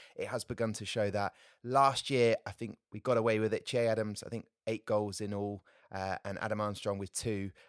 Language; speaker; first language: English; native; English